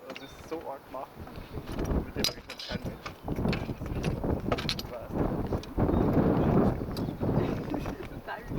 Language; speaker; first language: German; native; German